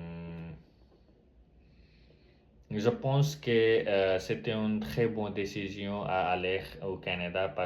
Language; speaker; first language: French; non-native, learner; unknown